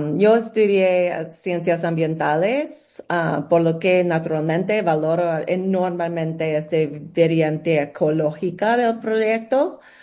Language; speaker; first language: Spanish; non-native, learner; English